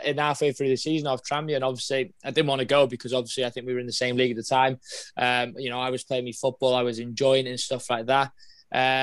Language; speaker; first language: English; native; English